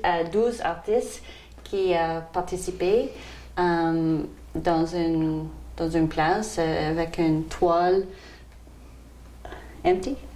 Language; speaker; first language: French; non-native, local second language; English